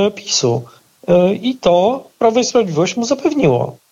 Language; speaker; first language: Polish; native; Polish